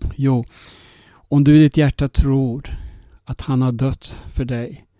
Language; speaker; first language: Spanish; non-native, fluent; Swedish